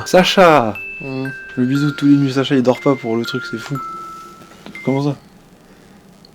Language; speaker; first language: French; native; French